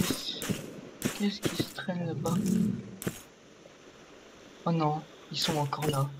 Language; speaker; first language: French; native; French